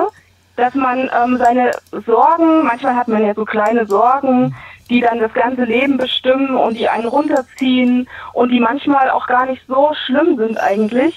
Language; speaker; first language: German; native; German